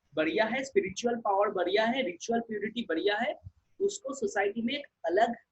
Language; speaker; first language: Hindi; non-native, local second language; Bangla